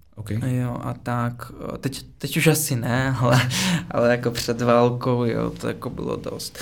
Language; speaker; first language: Czech; non-native, fluent; Russian